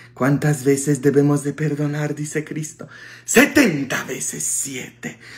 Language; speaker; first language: Spanish; non-native, fluent; Polish